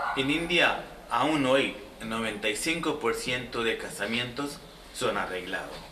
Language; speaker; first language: Spanish; non-native, fluent; Hindi